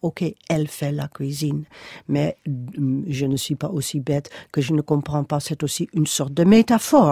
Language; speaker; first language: French; non-native, fluent; Dutch